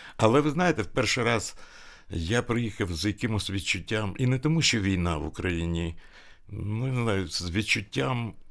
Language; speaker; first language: Ukrainian; native; Ukrainian